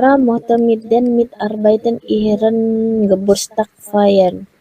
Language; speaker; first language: German; non-native, learner; Indonesian